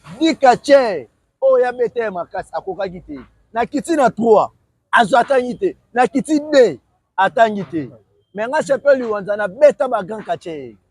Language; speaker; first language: Lingala; native; Lingala